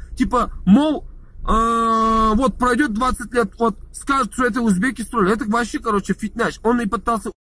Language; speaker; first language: Russian; non-native, local second language; Chechen